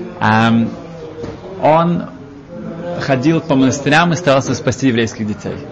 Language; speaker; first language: Russian; early bilingual, heritage; Russian